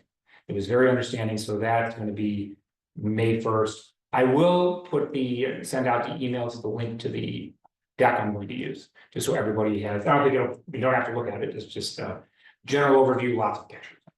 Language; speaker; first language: English; native; English